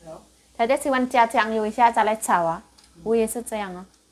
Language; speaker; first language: Chinese; non-native, learner; Indonesian